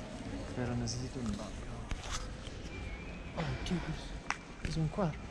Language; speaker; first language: Spanish; non-native, learner; Swedish